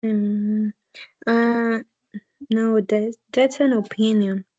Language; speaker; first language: English; non-native, learner; Spanish